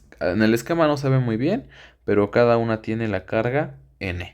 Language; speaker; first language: Spanish; native; Spanish